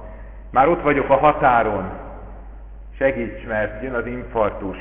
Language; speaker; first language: Hungarian; native; Hungarian